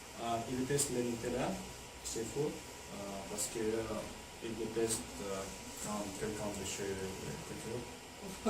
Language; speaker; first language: French; non-native, learner; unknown